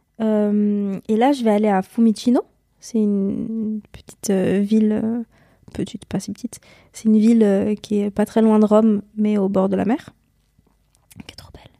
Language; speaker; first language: French; native; French